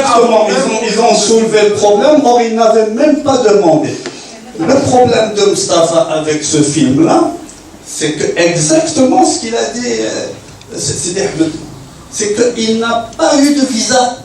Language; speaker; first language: French; non-native, local second language; Arabic